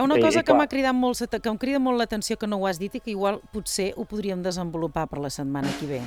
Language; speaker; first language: Catalan; native; Catalan